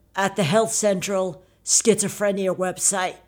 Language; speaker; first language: English; early bilingual, other home language; Italian